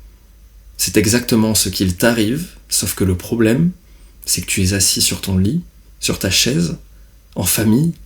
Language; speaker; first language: French; native; French